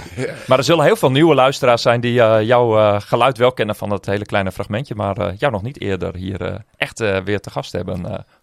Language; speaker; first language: Dutch; native; Dutch